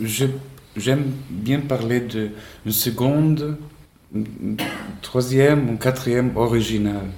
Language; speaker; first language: French; non-native, fluent; Spanish